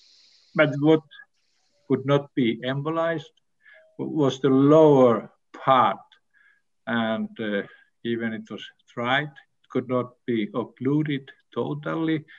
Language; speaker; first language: English; non-native, fluent; Finnish